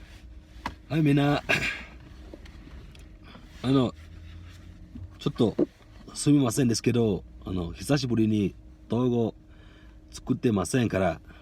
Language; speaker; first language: Japanese; non-native, learner; Mongolian